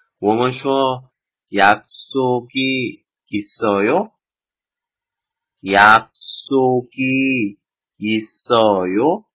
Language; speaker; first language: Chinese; non-native, learner; Korean